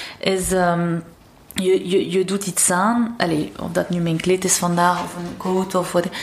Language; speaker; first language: Dutch; non-native, local second language; French